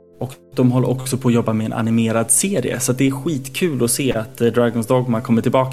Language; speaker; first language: Swedish; native; Swedish